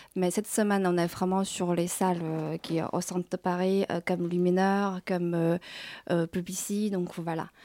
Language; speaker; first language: French; non-native, fluent; Chinese